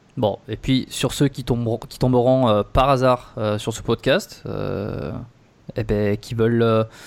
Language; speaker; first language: French; native; French